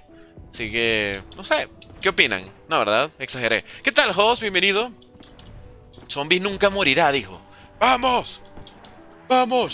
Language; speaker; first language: Spanish; native; Spanish